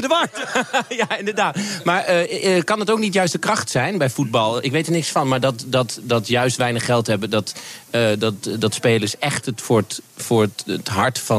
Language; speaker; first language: Dutch; native; Dutch